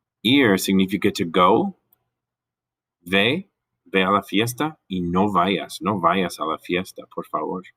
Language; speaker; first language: Spanish; non-native, fluent; English